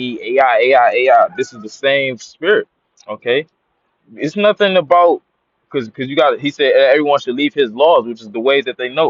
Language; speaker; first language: English; native; English